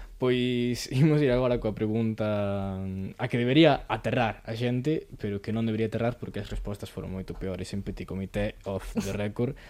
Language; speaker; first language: Galician; non-native, local second language; Spanish